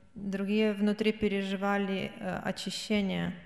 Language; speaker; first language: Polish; non-native, learner; Russian